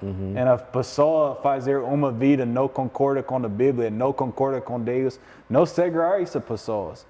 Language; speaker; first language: Portuguese; non-native, learner; English